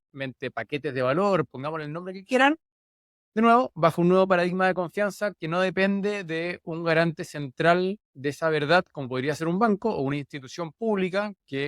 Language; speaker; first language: Spanish; native; Spanish